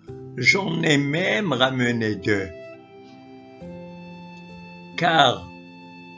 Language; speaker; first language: French; non-native, local second language; Arabic